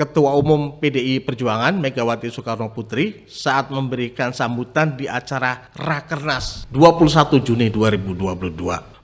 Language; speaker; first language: Indonesian; native; Indonesian